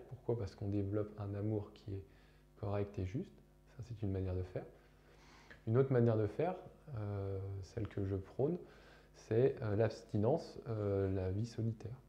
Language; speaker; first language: French; native; French